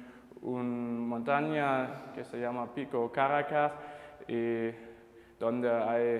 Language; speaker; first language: Spanish; non-native, fluent; German